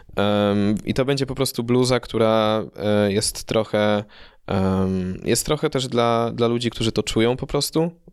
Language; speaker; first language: Polish; early bilingual, heritage; Polish